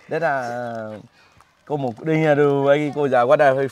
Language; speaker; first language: Portuguese; non-native, learner; Vietnamese